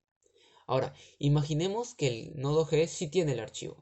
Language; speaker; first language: Spanish; native; Spanish